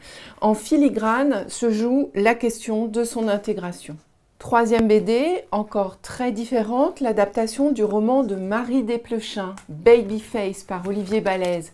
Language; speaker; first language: French; native; French